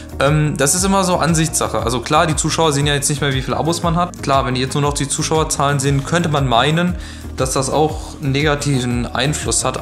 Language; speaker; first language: German; native; German